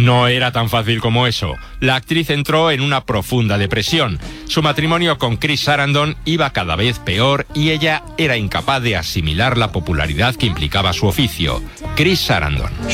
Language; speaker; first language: Spanish; native; Spanish